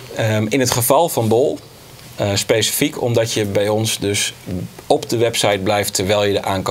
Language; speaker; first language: Dutch; native; Dutch